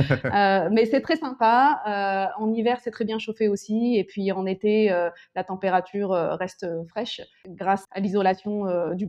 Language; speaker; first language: French; early bilingual, other home language; Korean